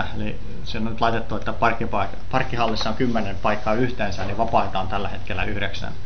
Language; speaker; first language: Finnish; native; Finnish